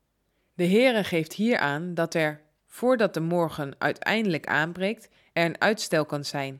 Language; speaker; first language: Dutch; native; Dutch